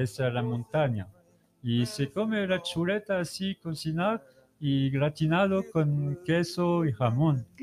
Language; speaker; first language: Spanish; non-native, learner; French